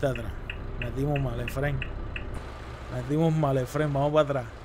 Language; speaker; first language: Spanish; native; Spanish